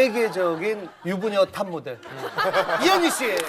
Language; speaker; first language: Korean; native; Korean